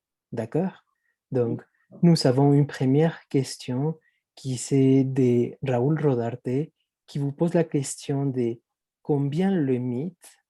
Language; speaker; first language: French; non-native, fluent; Spanish